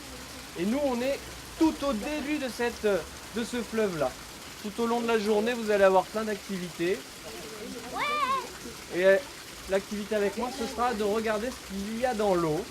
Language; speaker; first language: French; native; French